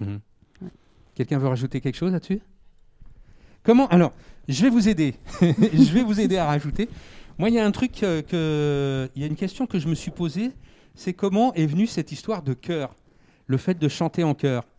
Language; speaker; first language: French; native; French